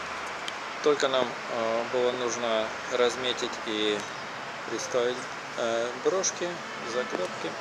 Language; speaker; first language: Russian; native; Russian